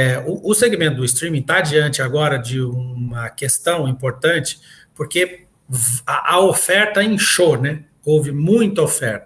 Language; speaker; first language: Portuguese; native; Portuguese